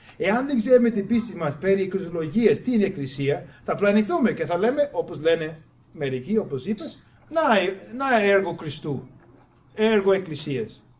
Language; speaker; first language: Greek; non-native, fluent; English